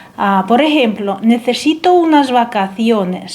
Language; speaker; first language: Spanish; non-native, fluent; Ukrainian